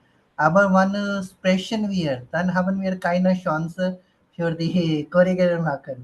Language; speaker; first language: German; non-native, learner; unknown